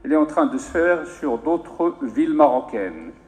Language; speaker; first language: French; non-native, local second language; Arabic